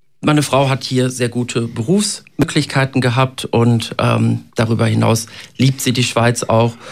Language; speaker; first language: German; native; German